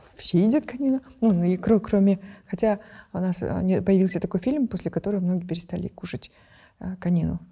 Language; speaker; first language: Russian; non-native, local second language; Kyrgyz